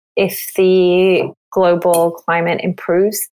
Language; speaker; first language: English; native; English